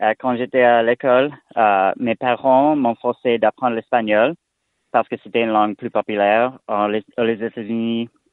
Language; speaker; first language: French; non-native, learner; English